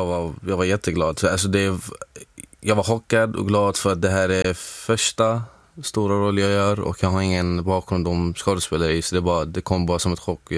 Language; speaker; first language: Swedish; non-native, fluent; Arabic